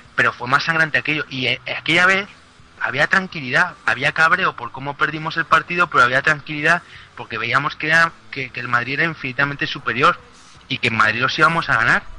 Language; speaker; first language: Spanish; native; Spanish